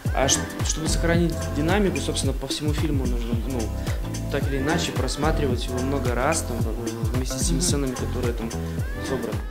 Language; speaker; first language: Russian; native; Russian